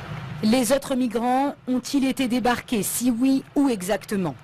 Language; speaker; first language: French; non-native, local second language; Arabic